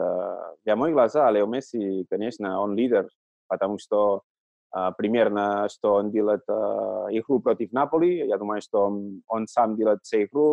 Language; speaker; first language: Russian; non-native, learner; Catalan